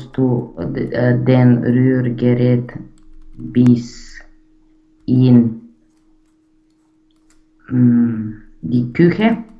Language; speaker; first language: German; non-native, learner; Romanian